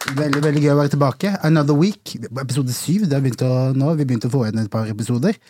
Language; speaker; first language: Norwegian; early bilingual, other home language; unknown